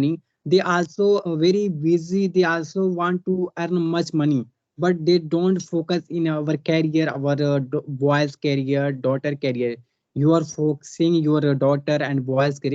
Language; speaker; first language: English; non-native, learner; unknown